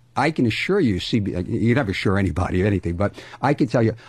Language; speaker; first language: English; native; English